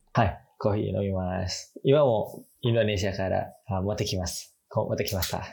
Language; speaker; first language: Japanese; non-native, fluent; Indonesian